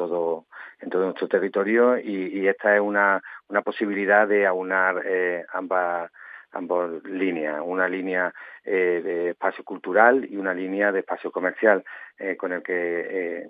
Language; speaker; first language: Spanish; native; Spanish